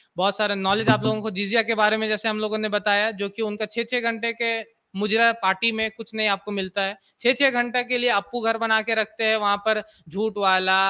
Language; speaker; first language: Hindi; native; Hindi